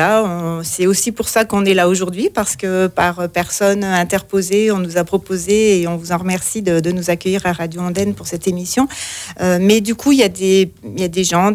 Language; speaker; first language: French; native; French